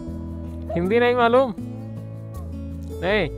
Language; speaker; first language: Hindi; non-native, local second language; Malayalam